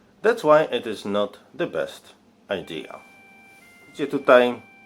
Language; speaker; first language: English; non-native, fluent; Polish